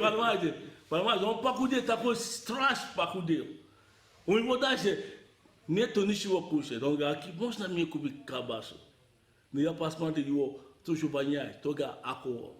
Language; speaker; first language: Russian; non-native, learner; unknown